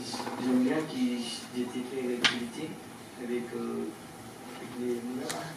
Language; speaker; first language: French; non-native, learner; Hindi